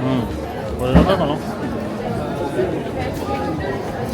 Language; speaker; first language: Japanese; non-native, fluent; French